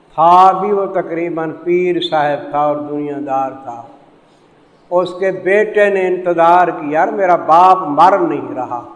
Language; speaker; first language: Urdu; non-native, local second language; Saraiki